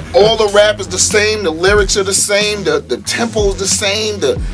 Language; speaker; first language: English; native; English